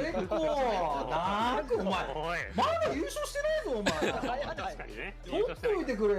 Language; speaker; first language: Japanese; native; Japanese